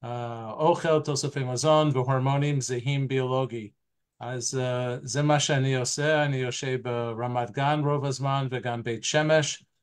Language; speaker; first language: Hebrew; non-native, fluent; English